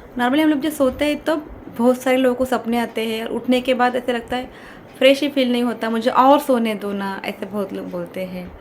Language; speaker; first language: Hindi; non-native, local second language; Kannada